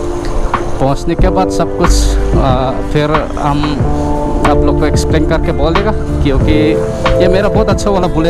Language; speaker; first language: Hindi; non-native, local second language; Mizo